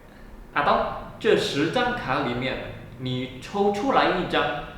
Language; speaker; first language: Chinese; non-native, fluent; Indonesian